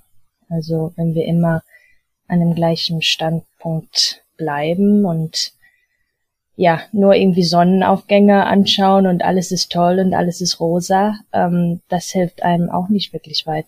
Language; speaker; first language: German; early bilingual, heritage; German